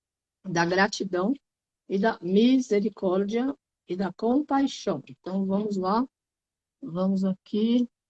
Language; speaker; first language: Portuguese; native; Portuguese